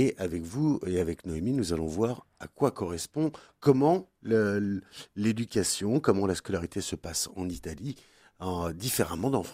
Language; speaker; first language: French; native; French